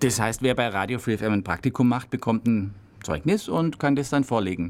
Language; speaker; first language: German; native; German